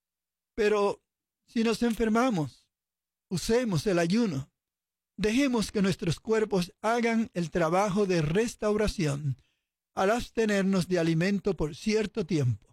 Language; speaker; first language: Spanish; native; Spanish